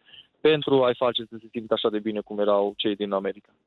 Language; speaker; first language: Romanian; native; Romanian